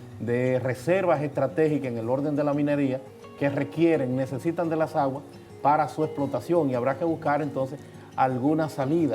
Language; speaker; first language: Spanish; native; Spanish